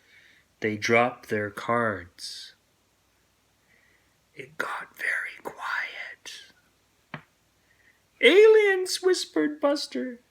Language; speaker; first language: English; native; English